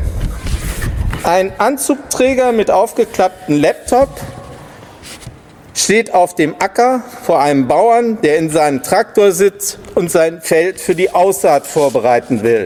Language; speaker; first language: German; native; German